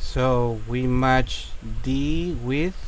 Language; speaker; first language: English; non-native, fluent; Spanish